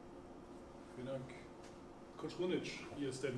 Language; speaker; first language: German; native; German